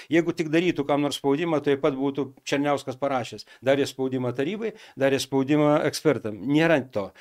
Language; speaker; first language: Lithuanian; native; Lithuanian